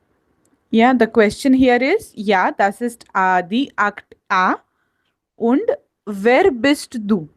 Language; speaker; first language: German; non-native, fluent; Hindi